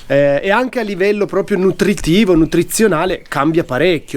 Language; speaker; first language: Italian; native; Italian